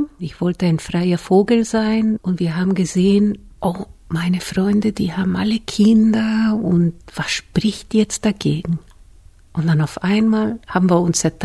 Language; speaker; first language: German; non-native, fluent; Spanish